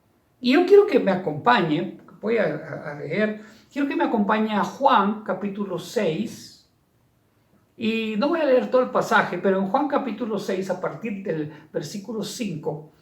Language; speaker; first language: Spanish; native; Spanish